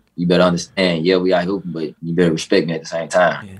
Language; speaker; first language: English; native; English